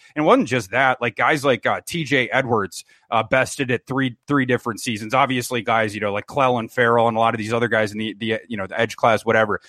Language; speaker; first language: English; native; English